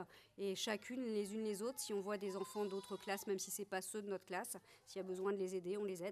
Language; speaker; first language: French; native; French